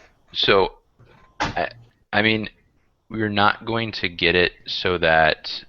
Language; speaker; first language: English; native; English